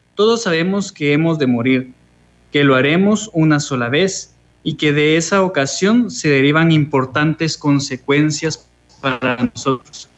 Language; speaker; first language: Spanish; native; Spanish